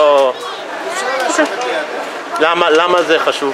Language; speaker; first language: Hebrew; non-native, fluent; English